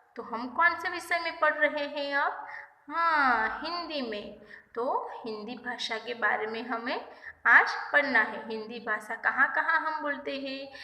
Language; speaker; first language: Hindi; non-native, local second language; Gujarati